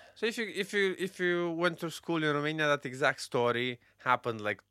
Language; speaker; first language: English; non-native, fluent; Romanian